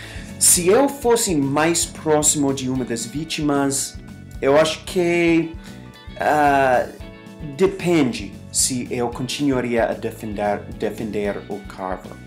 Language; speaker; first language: Portuguese; non-native, fluent; English